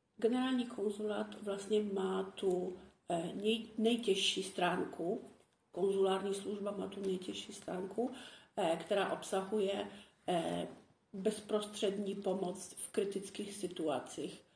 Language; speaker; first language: Czech; non-native, fluent; Polish